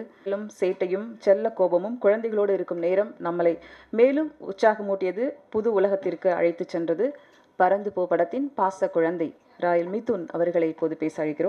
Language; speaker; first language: Tamil; native; Tamil